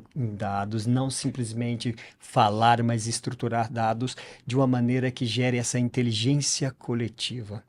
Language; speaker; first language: Portuguese; native; Portuguese